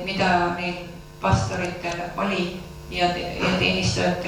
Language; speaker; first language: Finnish; non-native, learner; Estonian